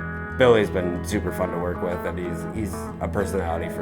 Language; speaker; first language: English; native; English